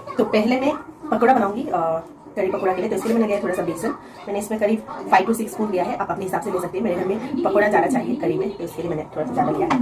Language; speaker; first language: Hindi; native; Hindi